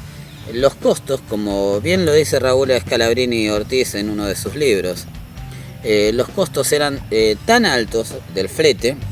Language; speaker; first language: Spanish; native; Spanish